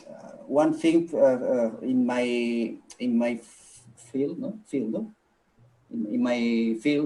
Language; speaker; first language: English; non-native, local second language; Catalan